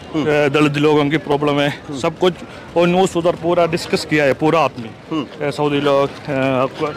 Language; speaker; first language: Hindi; non-native, local second language; Malayalam